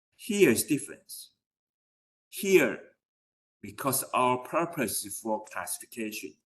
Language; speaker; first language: English; non-native, fluent; Chinese